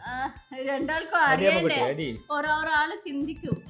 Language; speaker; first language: Malayalam; non-native, learner; Tamil